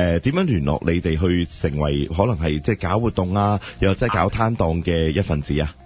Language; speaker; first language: Cantonese; native; Cantonese